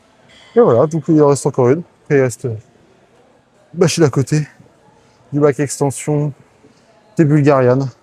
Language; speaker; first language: French; native; French